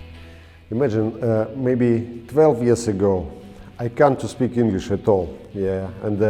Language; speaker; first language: English; non-native, learner; Russian